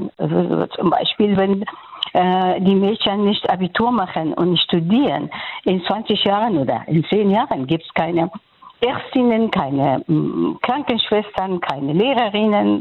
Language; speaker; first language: German; non-native, fluent; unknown